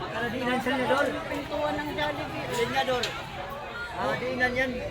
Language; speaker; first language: Filipino; native; Filipino